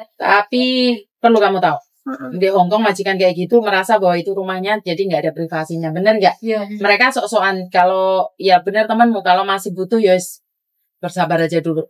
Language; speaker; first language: Indonesian; native; Indonesian